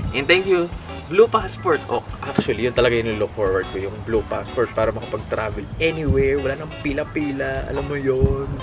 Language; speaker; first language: Filipino; native; Filipino